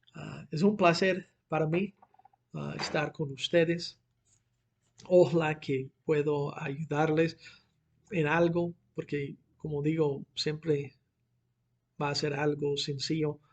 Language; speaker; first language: Spanish; non-native, fluent; English